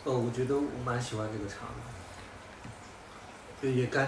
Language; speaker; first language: Chinese; native; Chinese